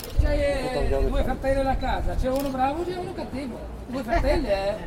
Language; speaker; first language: Italian; non-native, learner; French